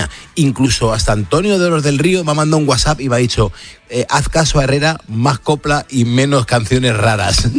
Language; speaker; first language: Spanish; native; Spanish